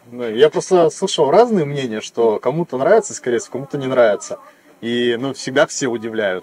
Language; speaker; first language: Russian; native; Russian